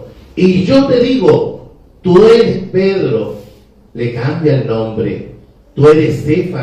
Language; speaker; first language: Spanish; native; Spanish